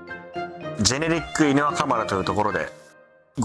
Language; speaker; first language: Japanese; native; Japanese